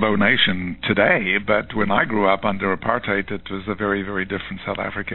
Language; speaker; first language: English; native; English